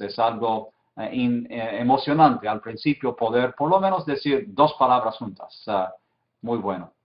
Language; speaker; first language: Spanish; non-native, fluent; English